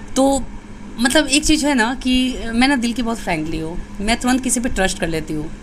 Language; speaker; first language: Hindi; native; Hindi